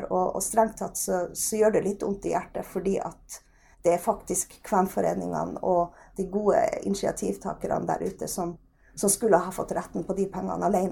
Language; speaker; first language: Norwegian; native; Norwegian